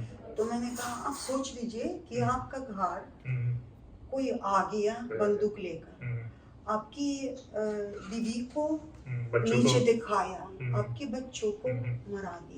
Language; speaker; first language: Hindi; non-native, fluent; Ukrainian